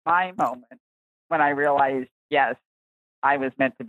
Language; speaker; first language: English; native; English